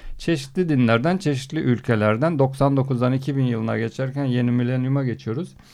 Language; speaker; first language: Turkish; early bilingual, heritage; Turkish